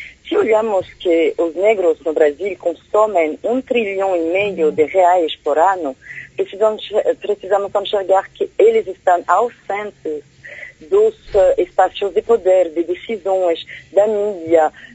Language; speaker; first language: Portuguese; non-native, fluent; French